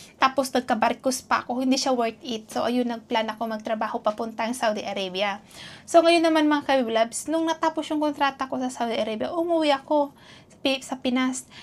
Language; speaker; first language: Filipino; non-native, local second language; Cebuano